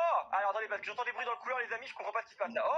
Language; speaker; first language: French; native; French